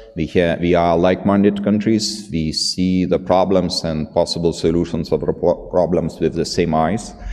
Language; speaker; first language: English; non-native, fluent; Lithuanian